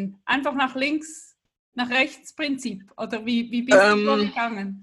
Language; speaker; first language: German; native; German